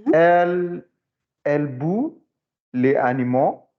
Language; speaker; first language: French; non-native, learner; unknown